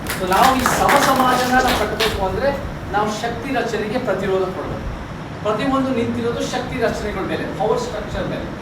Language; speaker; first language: Kannada; early bilingual, heritage; Kannada